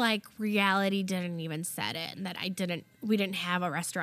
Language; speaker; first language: English; early bilingual, other home language; German